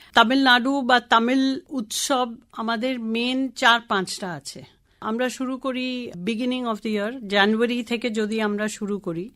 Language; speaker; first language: Bangla; non-native, local second language; Tamil